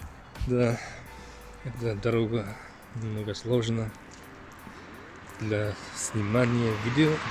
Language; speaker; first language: Russian; non-native, learner; Finnish